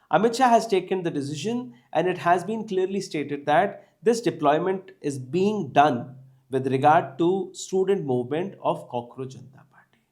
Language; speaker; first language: English; non-native, local second language; Tamil